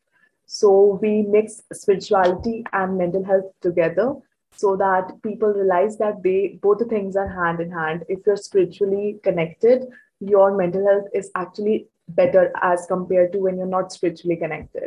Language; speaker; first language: English; non-native, local second language; Hindi